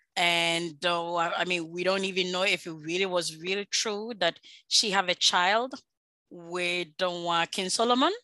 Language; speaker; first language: English; non-native, local second language; Akan